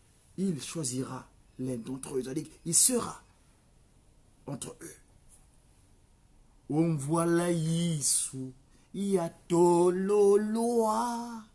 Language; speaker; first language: French; non-native, local second language; Kongo